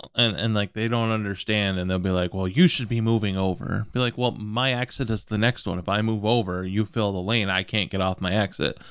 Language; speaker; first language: English; native; English